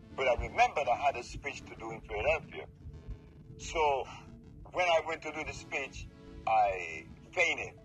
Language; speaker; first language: English; non-native, fluent; Spanish